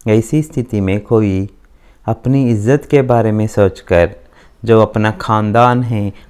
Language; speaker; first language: Hindi; non-native, local second language; Kannada